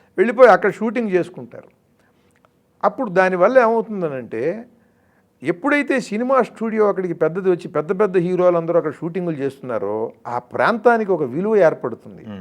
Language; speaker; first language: Telugu; native; Telugu